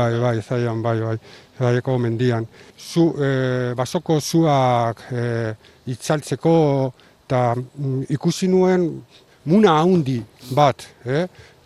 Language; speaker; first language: Basque; non-native, local second language; Spanish